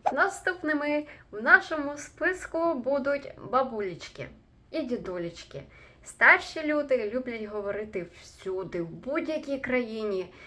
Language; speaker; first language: Ukrainian; native; Ukrainian